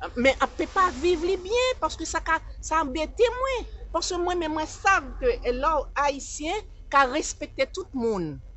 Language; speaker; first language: French; non-native, local second language; Haitian Creole